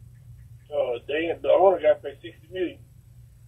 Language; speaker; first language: English; native; English